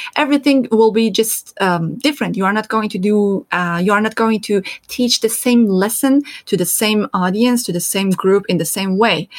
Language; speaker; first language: English; non-native, fluent; Persian